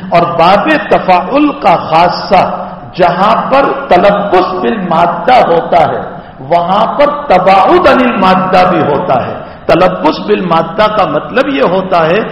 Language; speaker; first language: Urdu; non-native, local second language; Gujarati